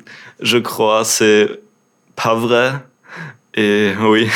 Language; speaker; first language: French; non-native, learner; German